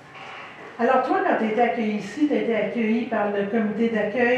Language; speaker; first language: French; native; French